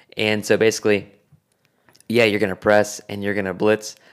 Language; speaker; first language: English; native; English